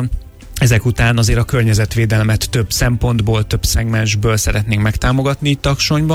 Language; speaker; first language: Hungarian; native; Hungarian